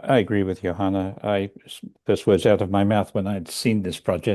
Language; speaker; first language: English; native; English